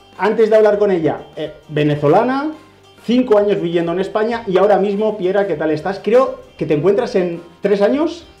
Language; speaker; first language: Spanish; native; Spanish